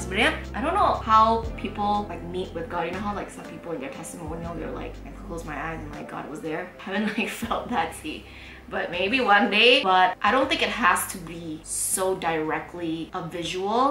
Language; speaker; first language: English; non-native, fluent; Indonesian